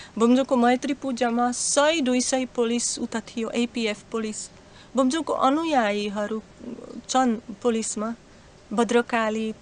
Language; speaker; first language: Nepali; non-native, learner; Slovak